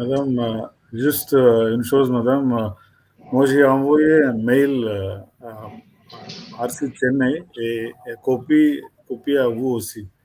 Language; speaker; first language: French; non-native, learner; Tamil